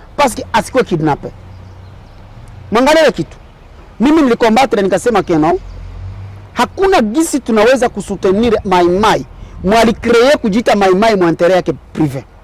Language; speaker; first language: Swahili; non-native, local second language; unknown